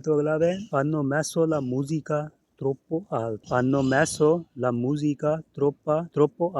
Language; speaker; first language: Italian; non-native, learner; Punjabi